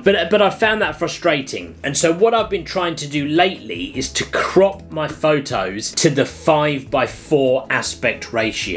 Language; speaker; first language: English; native; English